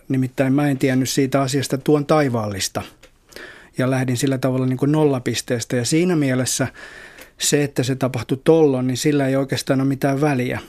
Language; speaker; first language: Finnish; native; Finnish